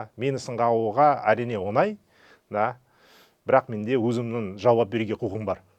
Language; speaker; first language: Kazakh; non-native, fluent; Russian